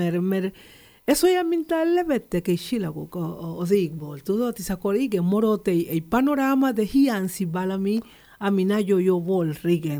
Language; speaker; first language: Hungarian; non-native, fluent; Spanish